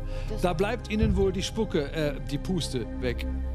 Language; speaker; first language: German; native; German